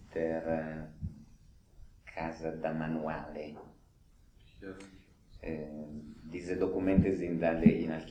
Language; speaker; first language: German; non-native, fluent; Italian